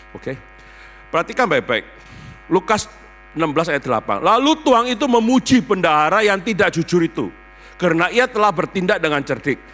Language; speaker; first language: Indonesian; native; Indonesian